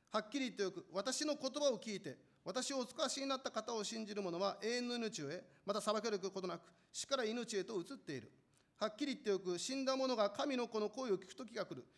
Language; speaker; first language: Japanese; non-native, fluent; Korean